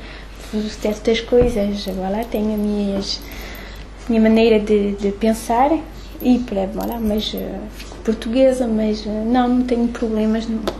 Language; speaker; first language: Portuguese; early bilingual, heritage; French